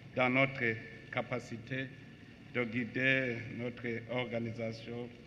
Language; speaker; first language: French; non-native, local second language; Rundi